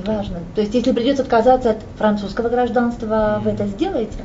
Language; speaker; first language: Russian; native; Russian